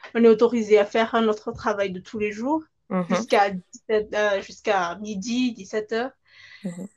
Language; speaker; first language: French; non-native, local second language; Malagasy